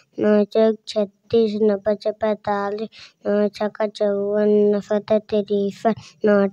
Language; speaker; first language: Hindi; native; Hindi